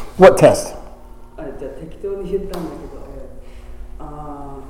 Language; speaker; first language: Japanese; non-native, learner; English